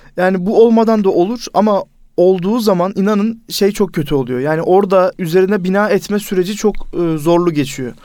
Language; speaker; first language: Turkish; native; Turkish